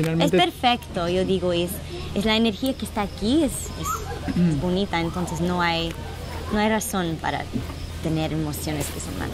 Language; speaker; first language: Spanish; early bilingual, heritage; Spanish